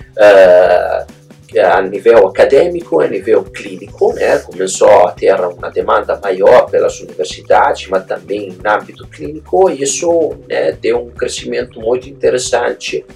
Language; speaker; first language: Portuguese; non-native, fluent; Italian